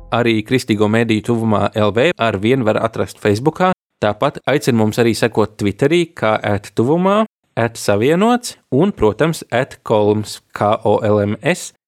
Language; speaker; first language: Latvian; native; Latvian